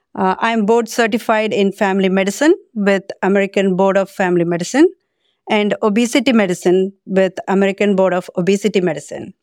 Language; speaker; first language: English; non-native, local second language; Tamil